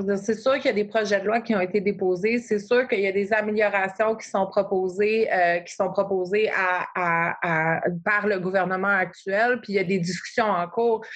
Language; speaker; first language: French; native; French